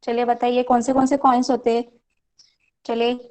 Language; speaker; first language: Hindi; non-native, local second language; Marathi